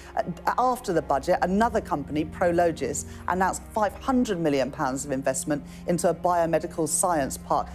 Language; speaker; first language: English; native; English